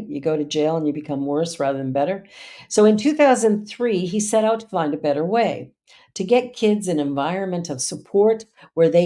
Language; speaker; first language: English; native; English